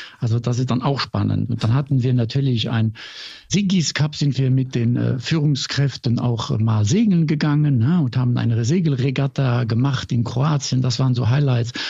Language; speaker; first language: German; non-native, local second language; Luxembourgish